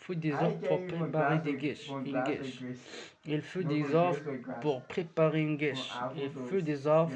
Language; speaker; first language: French; non-native, learner; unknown